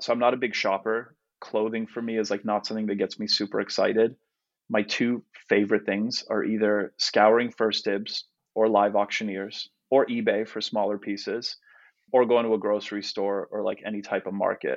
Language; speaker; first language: English; non-native, fluent; Polish